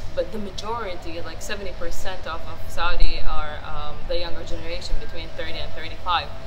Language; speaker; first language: English; non-native, fluent; Arabic